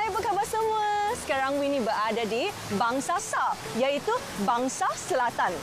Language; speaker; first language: Malay; native; Malay